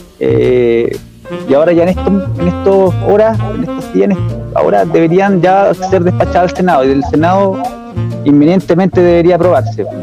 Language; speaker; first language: Spanish; native; Spanish